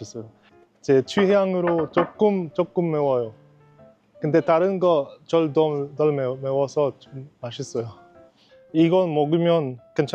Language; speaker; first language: Korean; non-native, learner; English